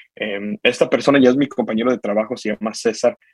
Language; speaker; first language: Spanish; early bilingual, heritage; Spanish